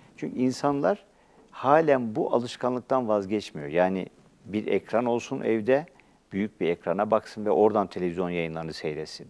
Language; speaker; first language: Turkish; native; Turkish